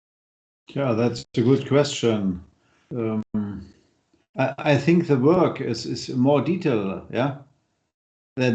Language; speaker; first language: English; non-native, fluent; German